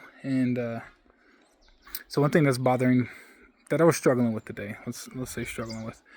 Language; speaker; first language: English; native; English